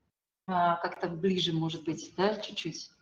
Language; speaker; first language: Russian; native; Russian